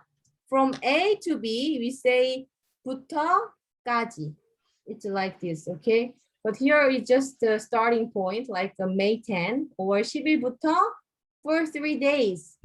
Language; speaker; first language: English; non-native, fluent; Korean